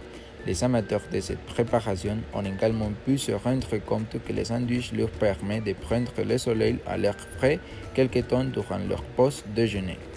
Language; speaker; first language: French; non-native, learner; Spanish